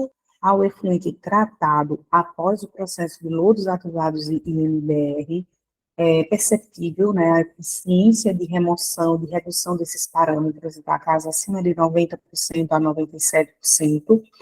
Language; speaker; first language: Portuguese; native; Portuguese